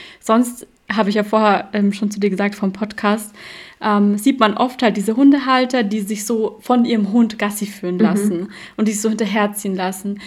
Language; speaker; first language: German; native; German